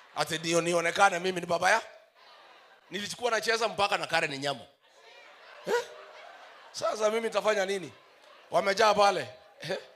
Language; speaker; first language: Swahili; non-native, local second language; Kikuyu